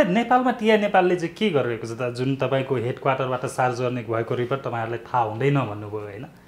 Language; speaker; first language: Nepali; native; Nepali